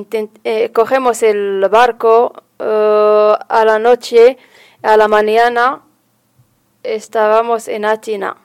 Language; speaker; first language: Spanish; non-native, learner; Arabic